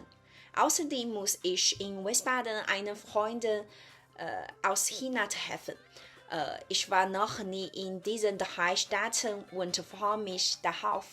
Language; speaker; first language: German; non-native, learner; Chinese